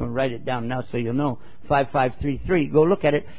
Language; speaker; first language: English; native; English